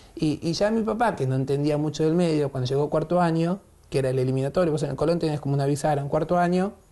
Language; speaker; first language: Spanish; native; Spanish